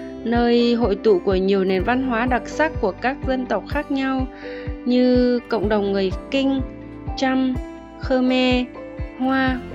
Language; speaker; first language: Vietnamese; native; Vietnamese